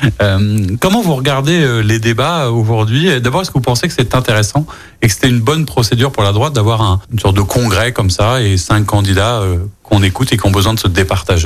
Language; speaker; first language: French; native; French